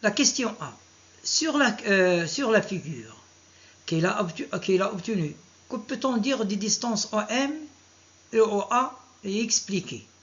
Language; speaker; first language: French; non-native, local second language; Arabic